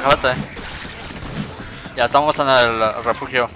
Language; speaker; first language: Spanish; native; Spanish